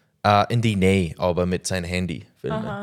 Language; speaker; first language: German; non-native, learner; English